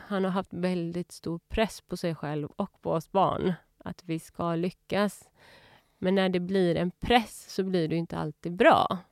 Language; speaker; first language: Swedish; early bilingual, other home language; Persian